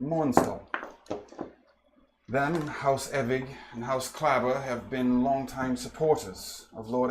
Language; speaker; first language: English; native; English